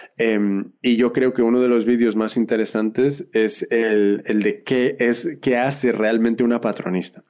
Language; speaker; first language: Spanish; early bilingual, heritage; Spanish